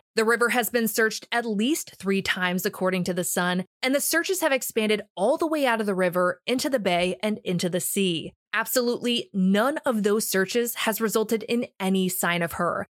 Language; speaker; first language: English; native; English